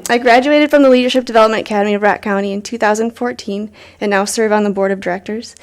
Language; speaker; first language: English; native; English